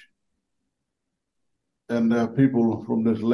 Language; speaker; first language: English; native; English